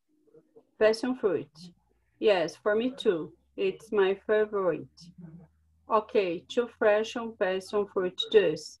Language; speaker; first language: English; non-native, learner; Portuguese